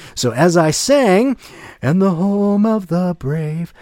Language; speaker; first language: English; native; English